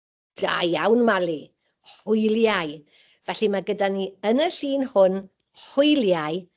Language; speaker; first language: Welsh; native; Welsh